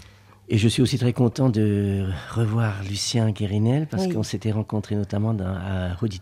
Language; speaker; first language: French; native; French